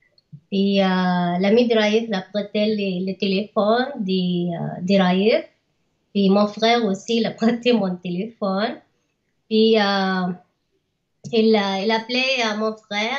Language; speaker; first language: French; non-native, learner; Arabic